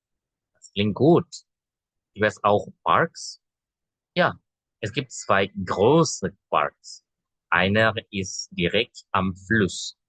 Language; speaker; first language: German; non-native, fluent; Indonesian